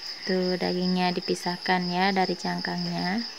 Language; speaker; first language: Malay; non-native, local second language; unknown